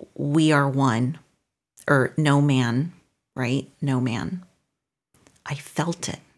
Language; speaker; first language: English; non-native, fluent; Spanish